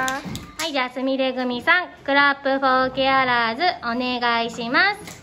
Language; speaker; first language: Japanese; native; Japanese